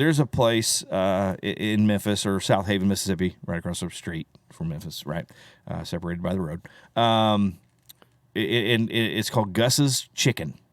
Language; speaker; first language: English; native; English